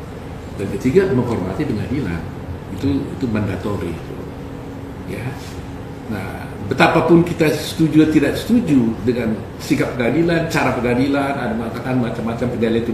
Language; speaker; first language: Indonesian; native; Indonesian